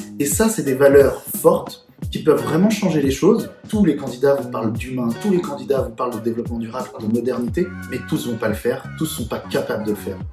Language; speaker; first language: French; early bilingual, other home language; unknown